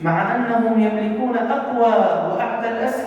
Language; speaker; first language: Arabic; native; Arabic